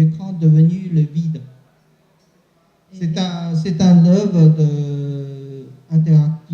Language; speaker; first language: French; non-native, learner; Chinese